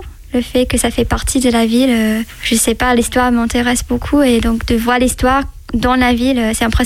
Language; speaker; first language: French; non-native, fluent; English